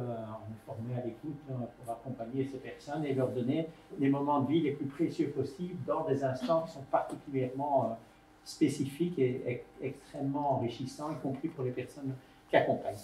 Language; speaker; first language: French; native; French